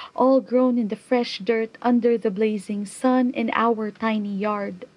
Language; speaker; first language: English; non-native, local second language; Chavacano